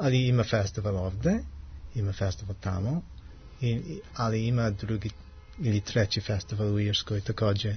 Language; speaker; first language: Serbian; non-native, learner; English